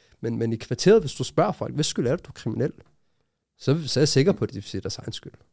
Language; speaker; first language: Danish; early bilingual, other home language; Arabic